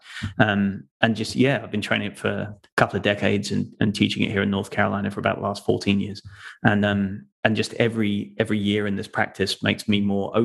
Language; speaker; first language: English; native; English